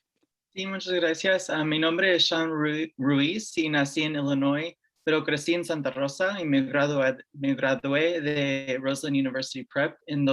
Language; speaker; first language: Spanish; early bilingual, heritage; Spanish